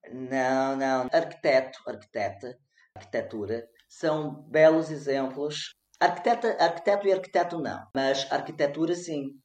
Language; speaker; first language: Portuguese; native; Portuguese